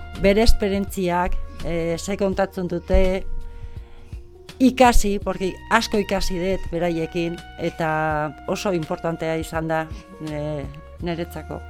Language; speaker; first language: Basque; non-native, learner; Spanish